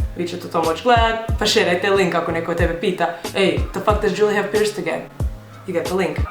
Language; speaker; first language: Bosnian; early bilingual, heritage; Croatian